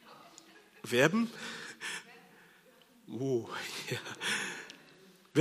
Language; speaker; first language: German; non-native, fluent; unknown